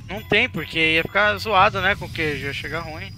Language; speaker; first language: Portuguese; native; Portuguese